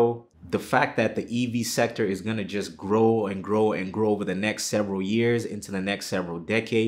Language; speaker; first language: English; native; English